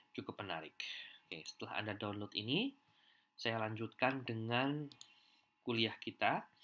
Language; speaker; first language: Indonesian; native; Indonesian